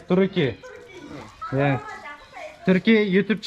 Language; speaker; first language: English; non-native, learner; Turkish